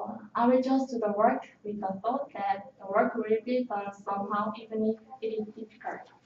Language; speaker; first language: English; non-native, learner; Korean